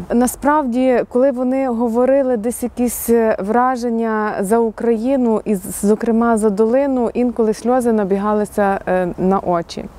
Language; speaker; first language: Ukrainian; native; Ukrainian